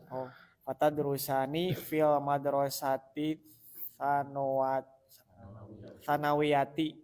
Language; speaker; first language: Arabic; non-native, learner; Indonesian